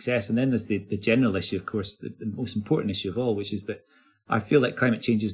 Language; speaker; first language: English; native; English